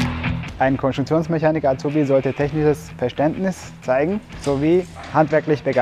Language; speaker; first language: German; native; German